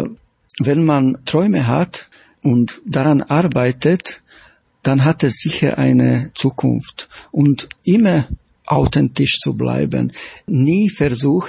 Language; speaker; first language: German; non-native, fluent; Slovak